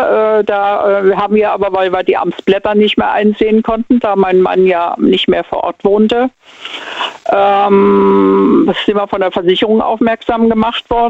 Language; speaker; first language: German; native; German